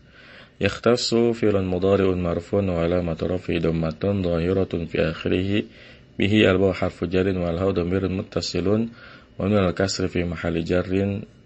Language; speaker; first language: Arabic; non-native, fluent; Indonesian